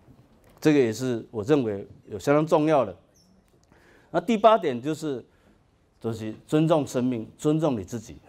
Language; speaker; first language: Chinese; native; Chinese